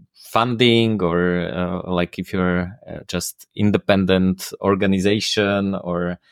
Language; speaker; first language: English; non-native, fluent; Slovak